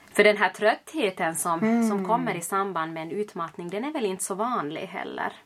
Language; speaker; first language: Swedish; native; Swedish